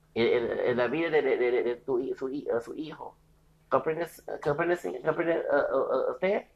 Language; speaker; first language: Spanish; non-native, learner; English